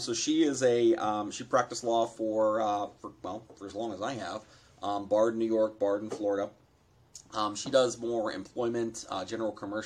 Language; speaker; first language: English; native; English